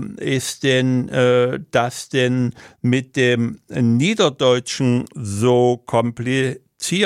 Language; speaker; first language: German; native; German